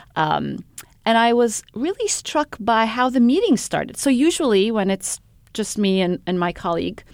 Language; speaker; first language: English; non-native, fluent; Arabic